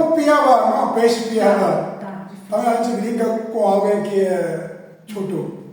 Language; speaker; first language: Portuguese; non-native, fluent; Hindi